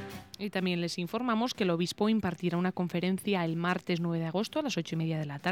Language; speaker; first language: Spanish; native; Spanish